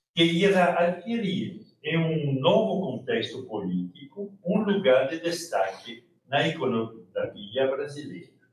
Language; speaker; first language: Portuguese; non-native, fluent; French